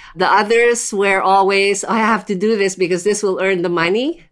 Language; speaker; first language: English; non-native, local second language; Filipino